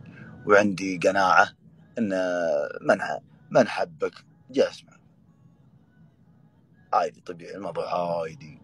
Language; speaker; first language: Arabic; native; Arabic